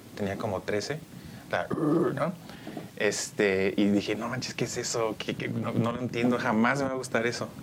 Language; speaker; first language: Spanish; early bilingual, heritage; Spanish